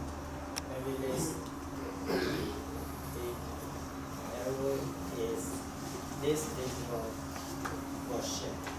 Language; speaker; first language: English; non-native, learner; Chinese